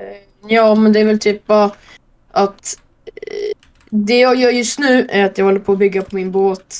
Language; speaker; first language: Swedish; native; Swedish